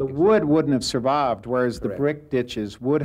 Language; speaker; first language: English; native; English